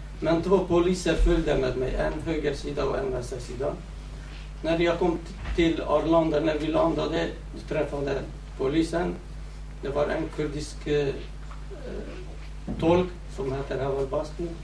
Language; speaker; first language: Swedish; non-native, fluent; Central Kurdish